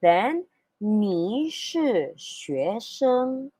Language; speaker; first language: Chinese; non-native, fluent; Filipino